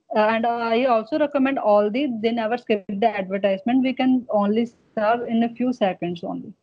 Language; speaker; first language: English; non-native, local second language; Punjabi